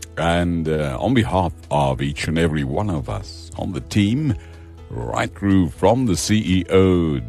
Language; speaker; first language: English; non-native, local second language; Afrikaans